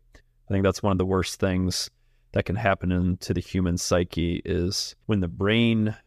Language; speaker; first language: English; native; English